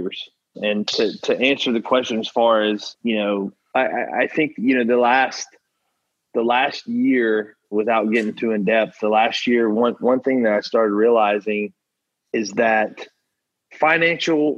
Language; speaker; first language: English; native; English